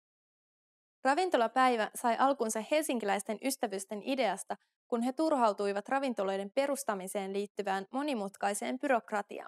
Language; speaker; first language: Finnish; native; Finnish